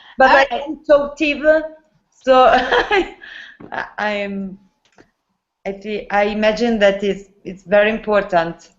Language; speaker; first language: English; non-native, learner; Italian